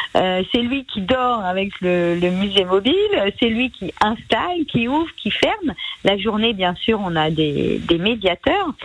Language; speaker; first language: French; native; French